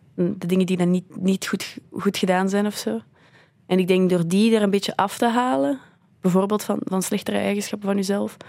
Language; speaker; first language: Dutch; native; Dutch